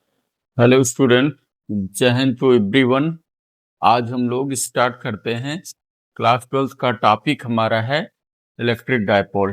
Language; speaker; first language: Hindi; native; Hindi